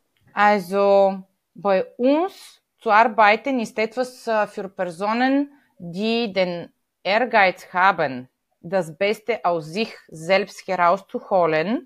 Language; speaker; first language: German; non-native, fluent; Bulgarian